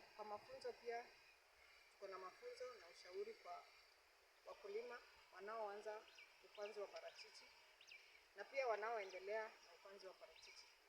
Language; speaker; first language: Swahili; non-native, local second language; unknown